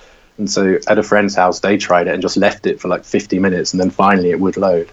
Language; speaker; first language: English; native; English